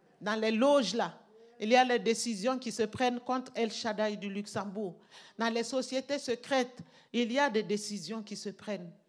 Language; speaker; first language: French; non-native, local second language; Mossi